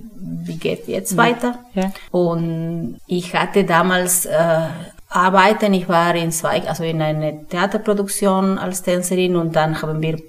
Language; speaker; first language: German; non-native, fluent; Spanish